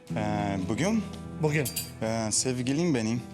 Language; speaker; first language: Turkish; non-native, learner; Portuguese